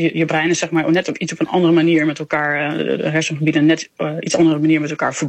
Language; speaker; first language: Dutch; native; Dutch